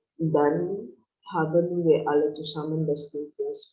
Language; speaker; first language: German; non-native, learner; Indonesian